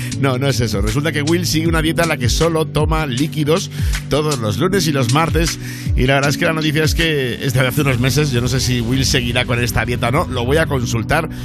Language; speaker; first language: Spanish; native; Spanish